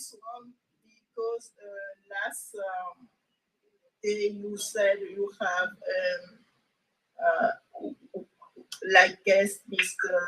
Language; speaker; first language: English; non-native, local second language; French